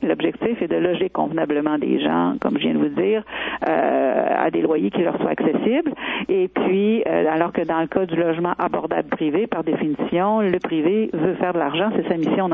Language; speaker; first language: French; native; French